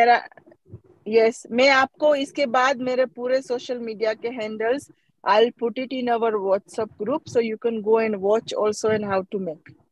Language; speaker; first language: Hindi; early bilingual, heritage; Hindi